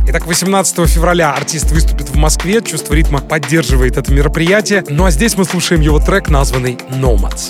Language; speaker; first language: Russian; native; Russian